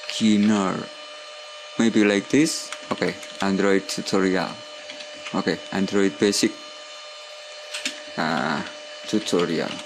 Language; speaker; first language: English; non-native, learner; Indonesian